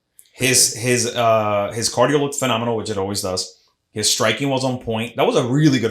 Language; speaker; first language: English; native; English